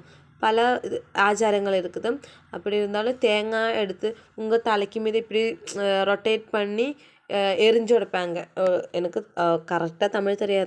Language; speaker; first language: Tamil; non-native, local second language; Malayalam